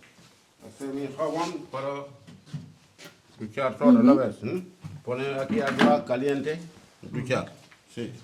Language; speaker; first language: Spanish; non-native, learner; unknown